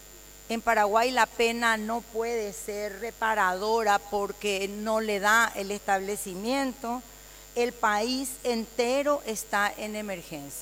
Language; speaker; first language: Spanish; native; Spanish